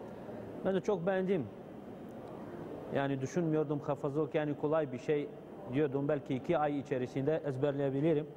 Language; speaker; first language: Turkish; non-native, fluent; Bulgarian